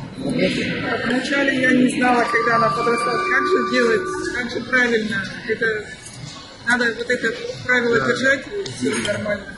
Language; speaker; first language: Russian; non-native, local second language; Kazakh